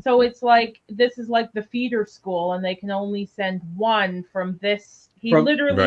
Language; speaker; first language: English; native; English